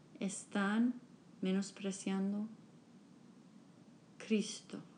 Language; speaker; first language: Spanish; non-native, learner; English